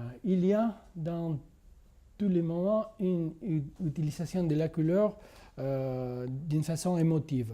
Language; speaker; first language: French; non-native, fluent; Spanish